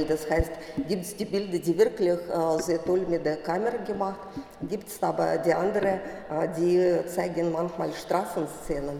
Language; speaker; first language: German; non-native, fluent; Russian